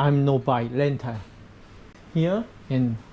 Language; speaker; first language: English; non-native, learner; Korean